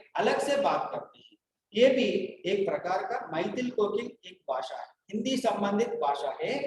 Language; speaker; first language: Hindi; non-native, local second language; Telugu